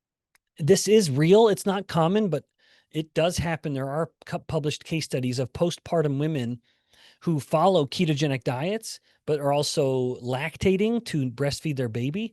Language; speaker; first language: English; native; English